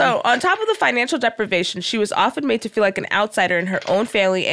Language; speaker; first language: English; native; English